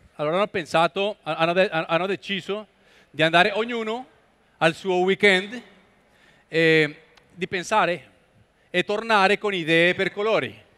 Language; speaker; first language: Italian; non-native, learner; Spanish